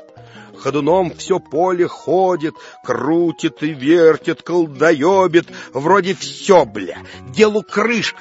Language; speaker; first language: Russian; native; Russian